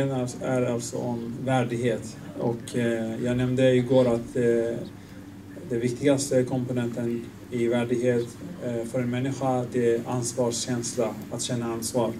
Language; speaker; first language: Swedish; non-native, fluent; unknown